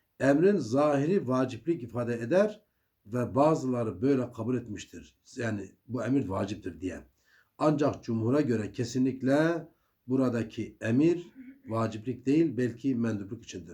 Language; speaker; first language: Turkish; native; Turkish